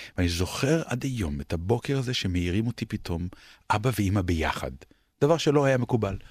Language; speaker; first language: Hebrew; native; Hebrew